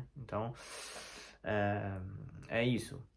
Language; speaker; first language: Portuguese; non-native, learner; Chinese